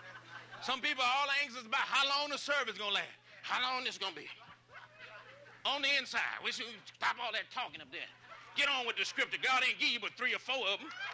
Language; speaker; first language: English; native; English